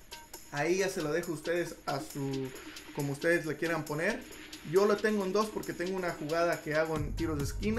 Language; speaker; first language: Spanish; native; Spanish